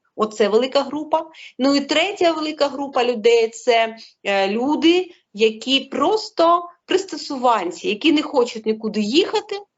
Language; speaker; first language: Ukrainian; non-native, local second language; Russian